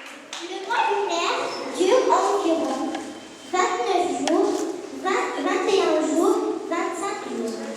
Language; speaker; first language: French; non-native, local second language; Arabic